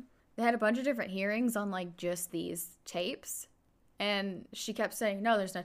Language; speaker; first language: English; native; English